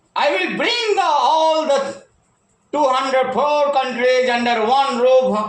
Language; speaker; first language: English; non-native, local second language; Hindi